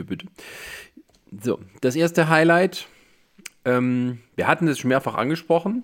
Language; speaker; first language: German; native; German